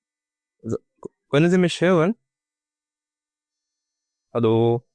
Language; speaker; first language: German; non-native, learner; Bangla